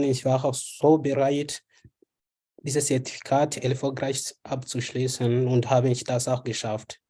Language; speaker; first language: German; non-native, fluent; French